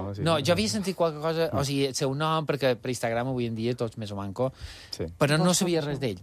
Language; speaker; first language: Catalan; native; Catalan